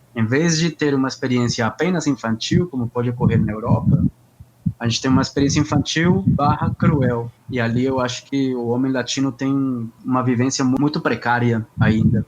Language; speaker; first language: Portuguese; non-native, fluent; Spanish